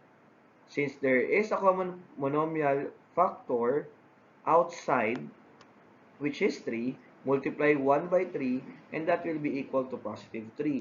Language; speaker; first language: English; non-native, local second language; Filipino